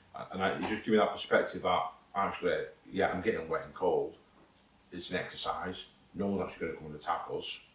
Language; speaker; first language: English; native; English